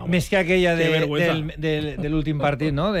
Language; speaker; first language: Catalan; native; Catalan